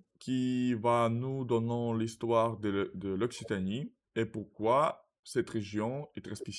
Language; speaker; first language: French; non-native, learner; Russian